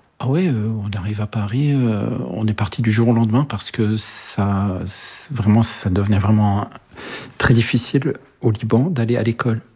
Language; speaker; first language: French; early bilingual, other home language; Arabic